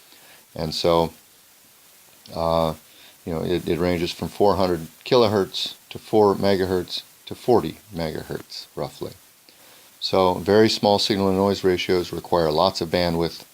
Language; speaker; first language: English; native; English